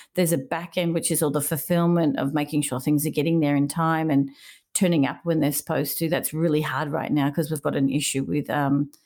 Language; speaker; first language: English; native; English